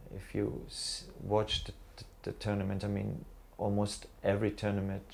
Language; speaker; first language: English; non-native, fluent; German